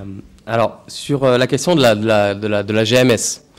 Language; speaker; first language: French; native; French